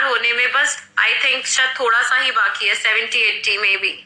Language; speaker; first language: Hindi; native; Hindi